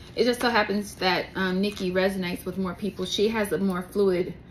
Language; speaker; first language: English; native; English